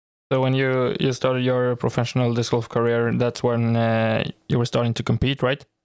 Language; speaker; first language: English; non-native, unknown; Swedish